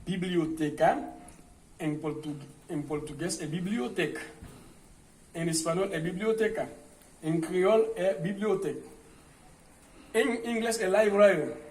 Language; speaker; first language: Portuguese; non-native, fluent; Haitian Creole